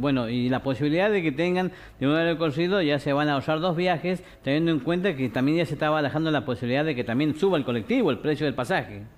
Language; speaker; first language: Spanish; native; Spanish